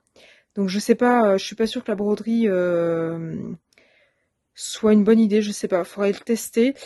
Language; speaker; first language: French; native; French